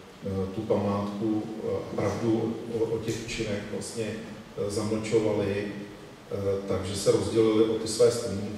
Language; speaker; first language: Czech; native; Czech